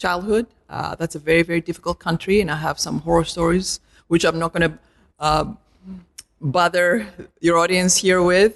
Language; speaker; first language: English; non-native, fluent; Arabic